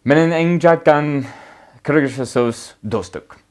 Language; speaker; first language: Kyrgyz; non-native, learner; English